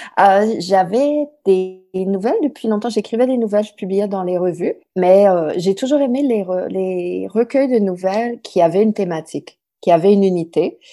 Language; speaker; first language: French; non-native, local second language; English